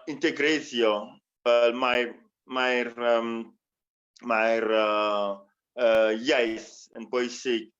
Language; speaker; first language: Welsh; non-native, fluent; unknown